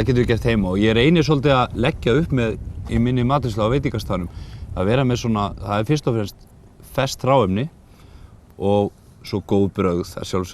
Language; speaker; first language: Icelandic; native; Icelandic